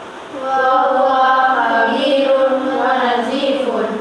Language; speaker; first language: Arabic; non-native, learner; Indonesian